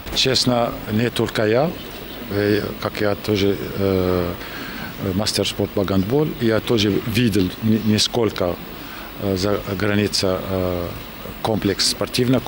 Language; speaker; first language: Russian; non-native, learner; Arabic